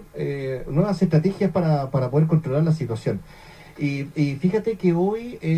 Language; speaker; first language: Spanish; native; Spanish